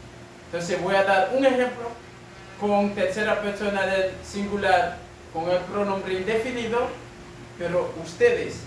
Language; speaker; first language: Spanish; non-native, learner; French